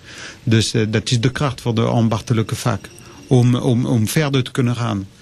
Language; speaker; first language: Dutch; non-native, fluent; French